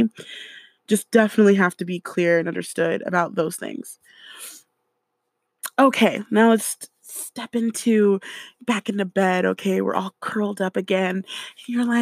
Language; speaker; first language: English; native; English